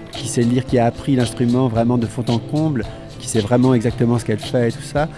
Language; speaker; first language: French; native; French